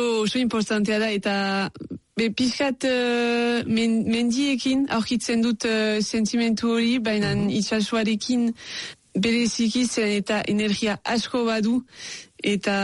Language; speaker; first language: Basque; non-native, local second language; French